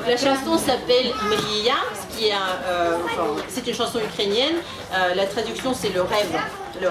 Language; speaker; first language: French; native; French